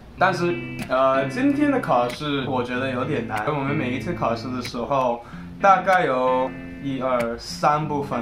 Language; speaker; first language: Chinese; non-native, fluent; English